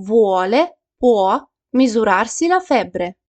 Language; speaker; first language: Italian; non-native, fluent; Ukrainian